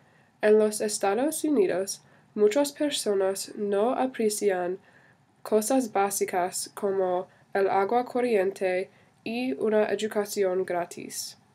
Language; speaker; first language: Spanish; non-native, learner; English